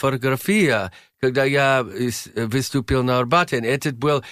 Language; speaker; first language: Russian; non-native, learner; English